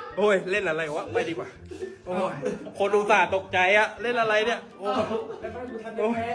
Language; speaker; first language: Thai; native; Thai